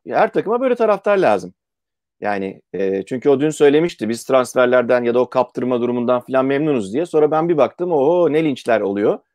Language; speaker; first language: Turkish; native; Turkish